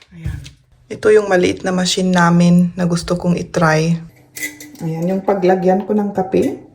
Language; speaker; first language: Filipino; native; Filipino